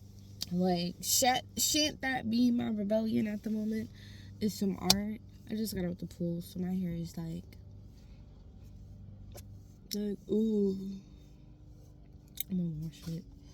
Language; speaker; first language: English; native; English